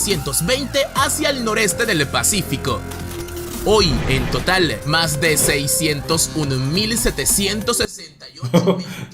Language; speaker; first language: Spanish; native; Spanish